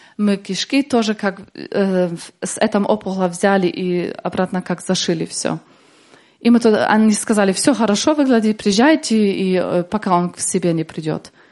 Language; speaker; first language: Russian; early bilingual, heritage; Russian